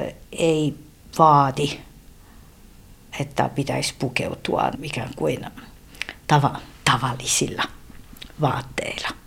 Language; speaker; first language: Finnish; non-native, fluent; French